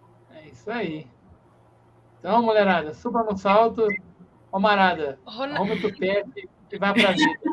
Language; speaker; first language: Portuguese; native; Portuguese